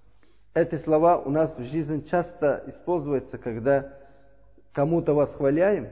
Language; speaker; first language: Russian; non-native, learner; Uzbek